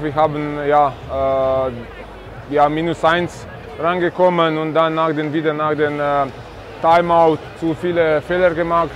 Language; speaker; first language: German; non-native, fluent; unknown